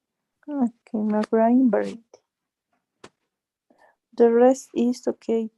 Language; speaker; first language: English; non-native, learner; Spanish